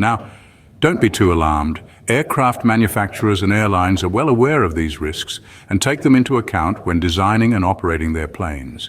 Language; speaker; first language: English; native; English